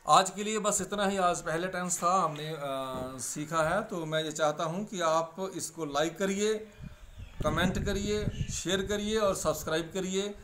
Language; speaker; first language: Hindi; non-native, local second language; Punjabi